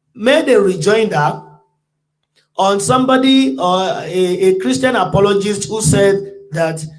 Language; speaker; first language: English; non-native, local second language; Yoruba